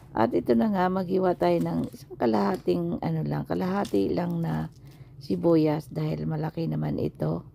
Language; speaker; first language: Filipino; non-native, local second language; Cebuano